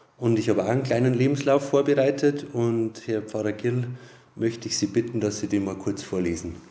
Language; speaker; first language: German; native; German